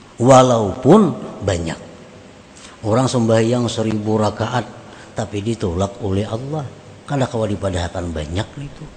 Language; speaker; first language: Indonesian; non-native, local second language; Banjar